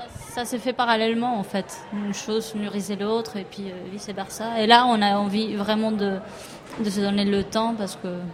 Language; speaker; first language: French; non-native, fluent; Spanish